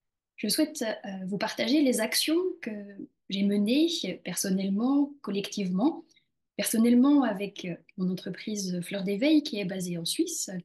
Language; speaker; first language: French; native; French